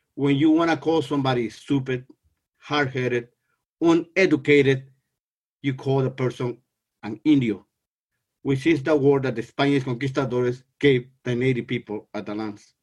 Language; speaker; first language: English; non-native, fluent; Spanish